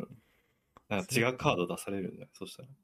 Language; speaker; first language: Japanese; native; Japanese